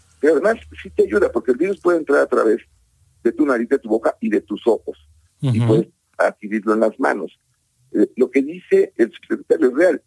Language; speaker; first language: Spanish; native; Spanish